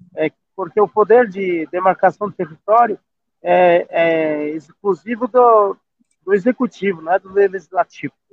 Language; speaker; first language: Portuguese; non-native, local second language; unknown